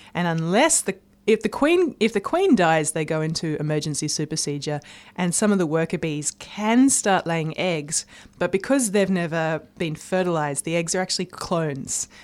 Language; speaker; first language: English; native; English